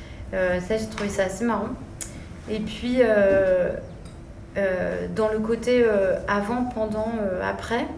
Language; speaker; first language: French; native; French